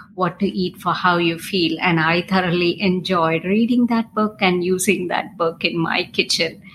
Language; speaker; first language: English; non-native, local second language; Tamil